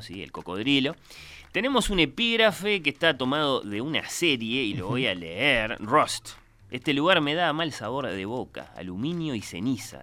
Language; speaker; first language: Spanish; native; Spanish